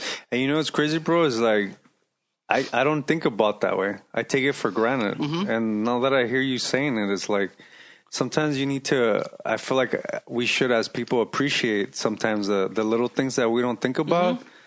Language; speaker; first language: English; early bilingual, other home language; Spanish